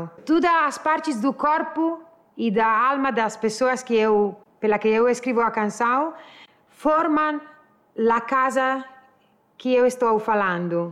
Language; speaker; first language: Portuguese; non-native, learner; Italian